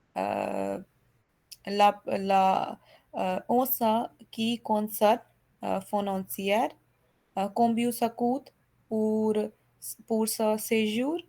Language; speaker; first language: French; non-native, learner; Hindi